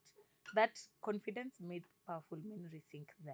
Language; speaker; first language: English; non-native, local second language; Swahili